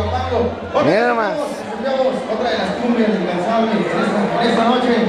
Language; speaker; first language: Spanish; native; Spanish